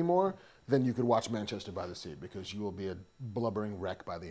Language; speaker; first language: English; native; English